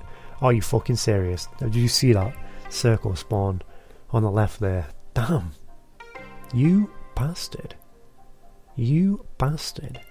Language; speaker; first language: English; native; English